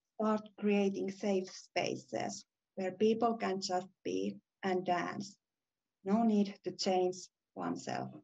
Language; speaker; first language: English; non-native, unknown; Finnish